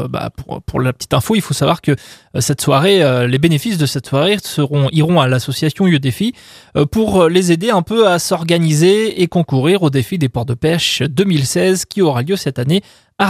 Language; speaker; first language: French; native; French